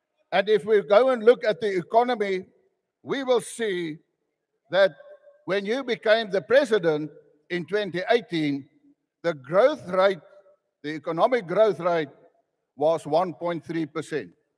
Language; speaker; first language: English; non-native, local second language; Afrikaans